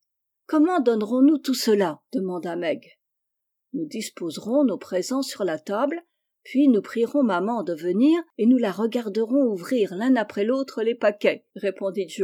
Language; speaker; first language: French; native; French